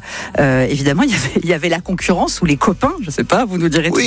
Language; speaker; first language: French; native; French